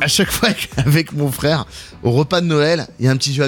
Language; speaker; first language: French; native; French